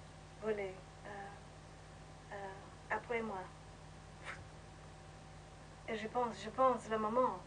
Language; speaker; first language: French; non-native, learner; English